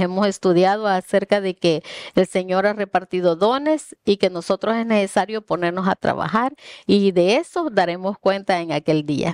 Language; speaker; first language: Spanish; native; Spanish